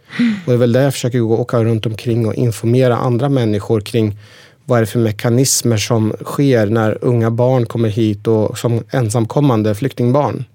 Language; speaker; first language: Swedish; early bilingual, other home language; Persian